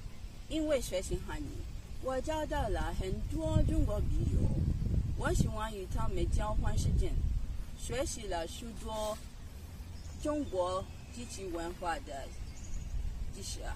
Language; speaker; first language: Chinese; non-native, learner; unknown